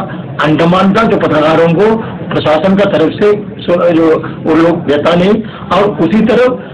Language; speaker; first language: Hindi; non-native, local second language; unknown